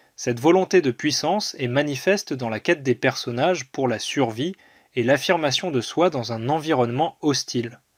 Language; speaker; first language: French; native; French